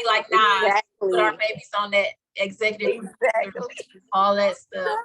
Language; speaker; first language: English; native; English